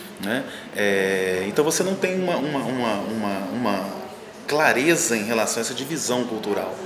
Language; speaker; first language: Portuguese; native; Portuguese